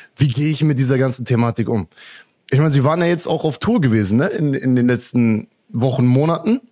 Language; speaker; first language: German; native; German